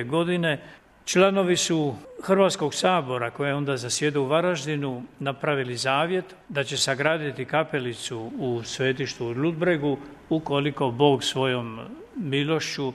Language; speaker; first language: Croatian; native; Croatian